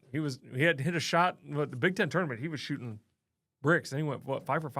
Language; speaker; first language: English; native; English